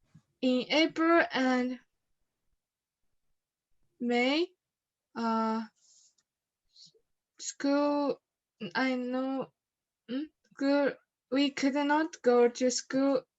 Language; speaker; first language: English; non-native, learner; Japanese